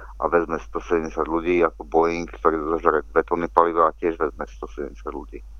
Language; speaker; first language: Slovak; native; Slovak